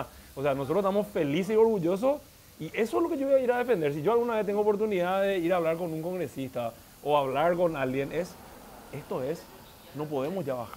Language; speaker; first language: Spanish; native; Spanish